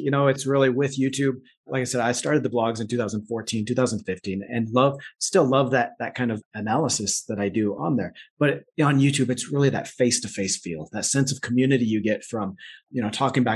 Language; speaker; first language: English; native; English